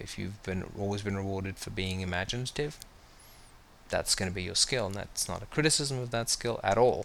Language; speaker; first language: English; native; English